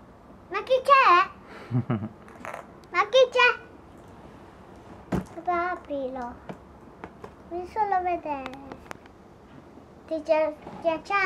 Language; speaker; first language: Italian; early bilingual, heritage; Italian